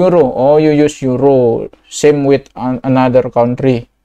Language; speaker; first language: English; non-native, learner; Indonesian